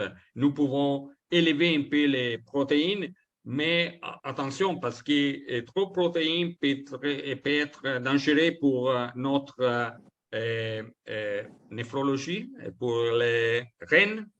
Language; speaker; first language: French; non-native, learner; Italian